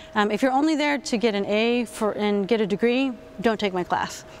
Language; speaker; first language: English; native; English